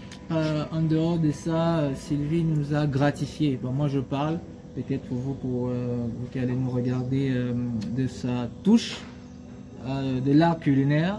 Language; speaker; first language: French; native; French